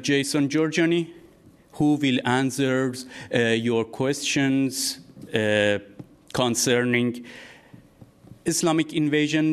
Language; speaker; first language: English; non-native, fluent; Persian